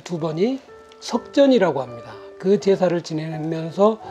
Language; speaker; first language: Korean; native; Korean